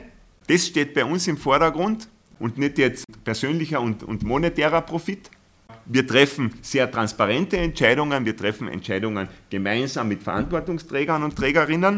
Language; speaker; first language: German; native; German